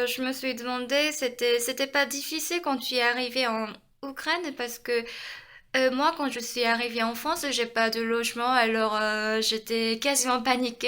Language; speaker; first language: French; non-native, fluent; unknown